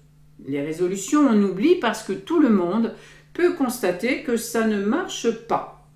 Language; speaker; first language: French; native; French